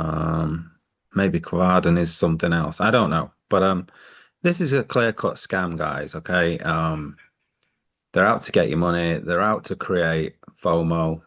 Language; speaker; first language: English; native; English